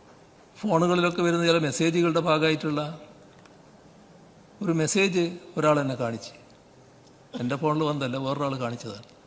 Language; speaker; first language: Malayalam; native; Malayalam